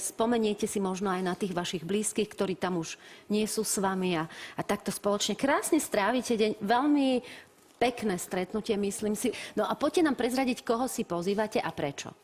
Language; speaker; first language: Slovak; native; Slovak